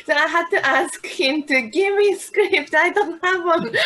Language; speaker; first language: English; non-native, learner; Japanese